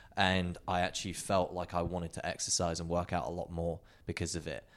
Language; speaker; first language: English; native; English